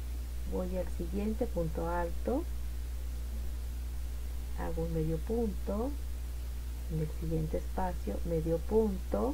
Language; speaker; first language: Spanish; native; Spanish